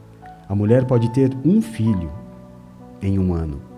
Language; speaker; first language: Portuguese; native; Portuguese